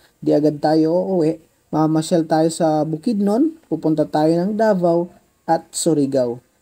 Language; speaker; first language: Filipino; non-native, local second language; Waray